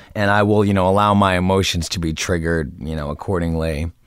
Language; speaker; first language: English; native; English